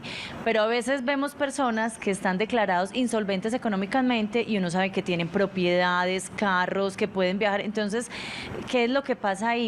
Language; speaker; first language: Spanish; native; Spanish